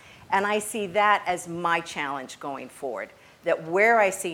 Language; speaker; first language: English; native; English